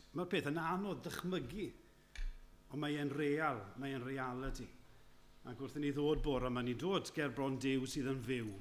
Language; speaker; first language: Welsh; native; Welsh